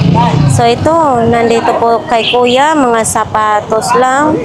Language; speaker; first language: Filipino; native; Filipino